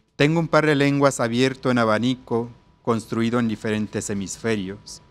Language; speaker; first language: Spanish; non-native, local second language; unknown